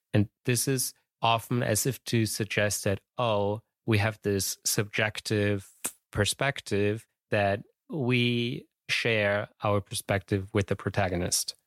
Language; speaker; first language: English; non-native, fluent; German